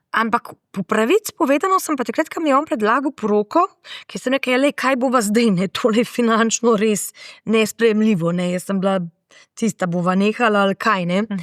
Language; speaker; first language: Slovenian; native; Slovenian